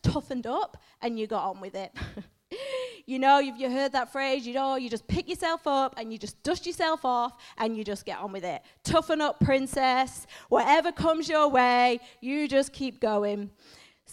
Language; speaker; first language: English; native; English